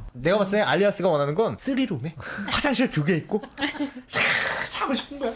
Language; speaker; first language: Korean; native; Korean